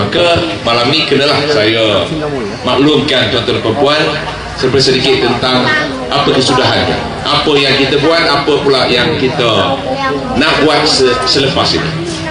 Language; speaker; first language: Malay; non-native, local second language; Chinese